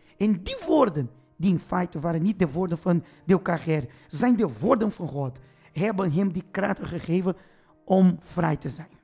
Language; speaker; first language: Dutch; non-native, fluent; Portuguese